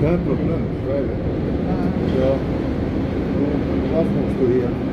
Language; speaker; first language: German; non-native, learner; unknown